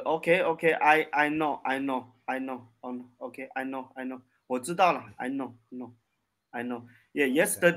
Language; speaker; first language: English; non-native, learner; Chinese